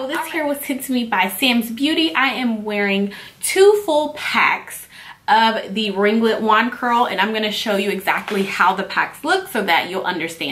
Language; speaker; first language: English; native; English